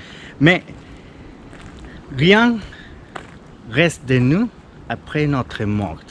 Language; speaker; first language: French; non-native, fluent; Spanish